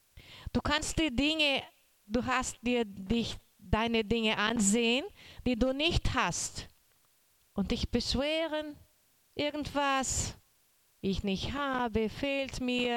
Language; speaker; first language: German; non-native, learner; Portuguese